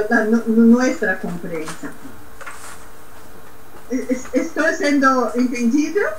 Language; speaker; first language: Spanish; non-native, learner; Portuguese